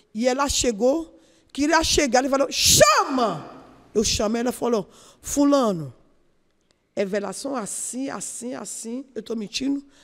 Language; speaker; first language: Portuguese; non-native, learner; Yoruba